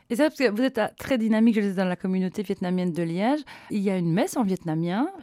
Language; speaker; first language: French; native; French